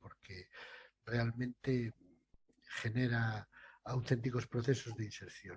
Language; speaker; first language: Spanish; non-native, local second language; Galician